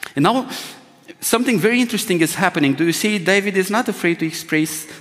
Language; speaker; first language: English; non-native, fluent; Romanian